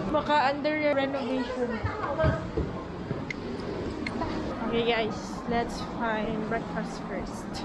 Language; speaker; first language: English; non-native, local second language; Filipino